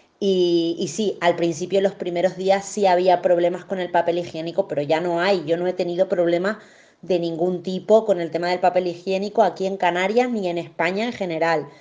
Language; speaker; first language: Spanish; native; Spanish